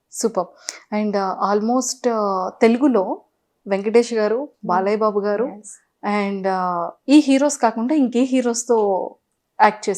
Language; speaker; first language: Telugu; native; Telugu